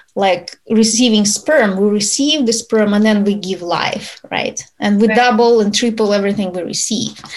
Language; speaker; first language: English; non-native, fluent; Ukrainian